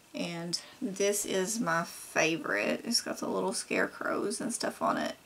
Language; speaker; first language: English; native; English